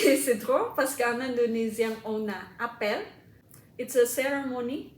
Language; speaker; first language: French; non-native, fluent; Indonesian